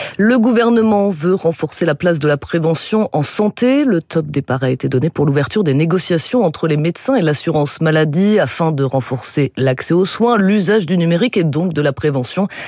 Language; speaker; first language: French; native; French